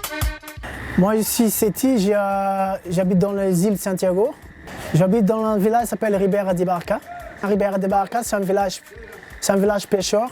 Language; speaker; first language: French; non-native, learner; Kabuverdianu